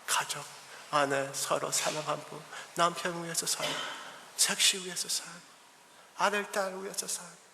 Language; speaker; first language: Korean; early bilingual, heritage; Korean